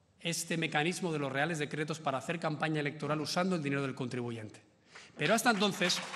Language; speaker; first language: Spanish; native; Spanish